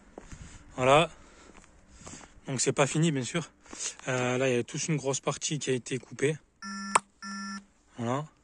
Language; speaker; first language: French; native; French